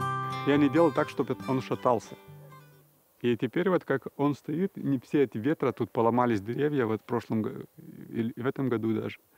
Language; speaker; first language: Russian; non-native, local second language; Lithuanian